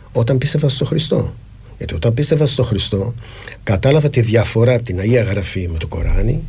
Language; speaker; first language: Greek; non-native, fluent; Arabic